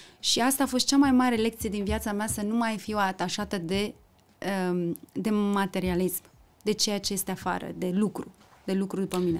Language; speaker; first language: Romanian; early bilingual, heritage; Romanian